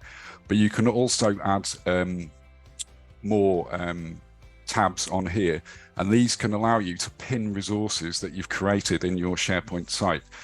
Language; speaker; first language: English; native; English